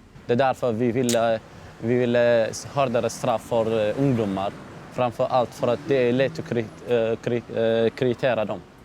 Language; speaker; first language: Swedish; non-native, fluent; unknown